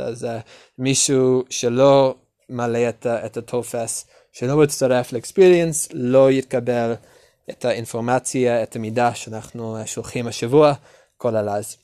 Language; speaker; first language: Hebrew; non-native, learner; English